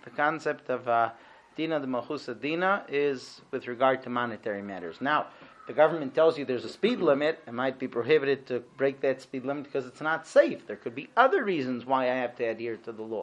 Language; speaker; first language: English; native; English